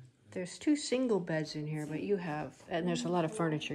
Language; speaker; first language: English; native; English